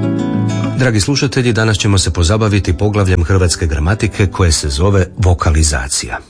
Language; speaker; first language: Serbian; native; Serbian